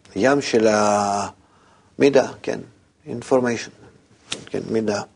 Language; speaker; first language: Hebrew; non-native, fluent; Russian